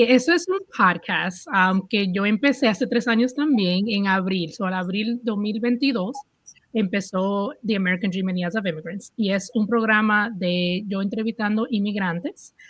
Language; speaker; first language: Spanish; early bilingual, heritage; Spanish